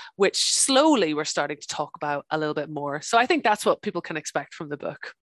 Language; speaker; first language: English; native; English